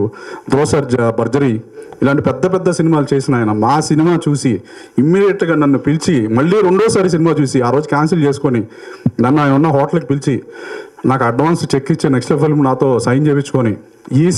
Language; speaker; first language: Telugu; native; Telugu